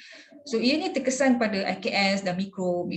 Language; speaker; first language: Malay; native; Malay